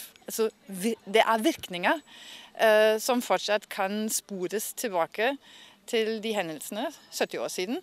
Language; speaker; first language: Norwegian; non-native, fluent; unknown